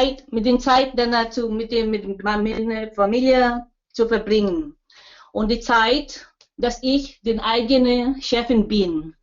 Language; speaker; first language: German; non-native, learner; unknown